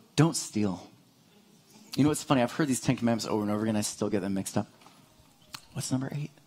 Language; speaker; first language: English; native; English